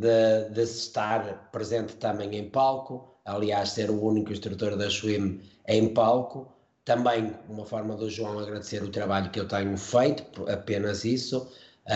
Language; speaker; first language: Portuguese; native; Portuguese